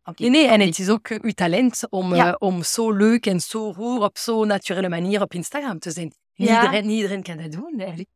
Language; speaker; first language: Dutch; non-native, fluent; French